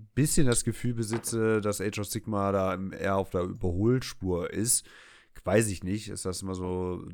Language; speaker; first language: German; non-native, fluent; English